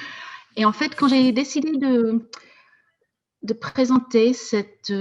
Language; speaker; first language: French; non-native, fluent; English